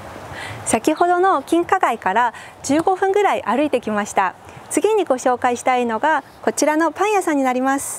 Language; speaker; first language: Japanese; non-native, fluent; Chinese